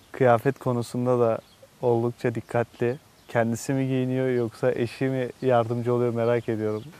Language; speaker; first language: Turkish; native; Turkish